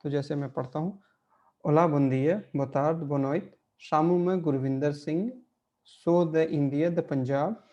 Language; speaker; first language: Portuguese; non-native, fluent; Hindi